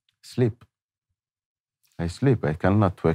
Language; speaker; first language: English; non-native, learner; Arabic